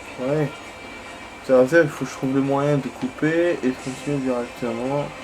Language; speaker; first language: French; native; French